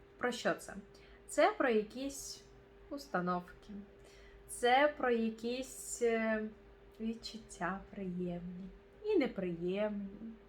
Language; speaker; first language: Ukrainian; non-native, local second language; Russian